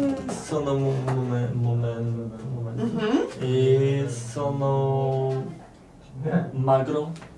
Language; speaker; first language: Italian; non-native, learner; Polish